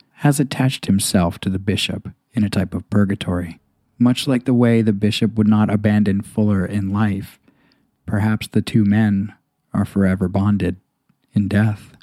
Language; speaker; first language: English; native; English